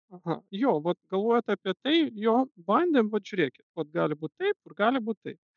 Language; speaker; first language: Lithuanian; non-native, local second language; Russian